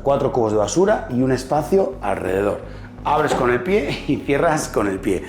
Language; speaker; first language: Spanish; native; Spanish